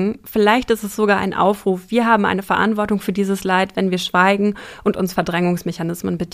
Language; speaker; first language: German; native; German